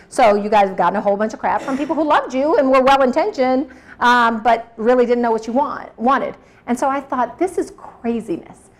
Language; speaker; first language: English; native; English